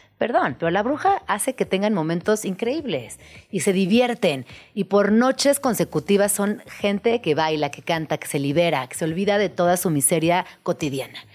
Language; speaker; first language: Spanish; native; Spanish